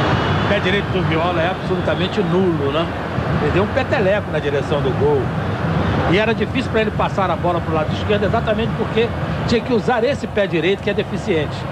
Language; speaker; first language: Portuguese; native; Portuguese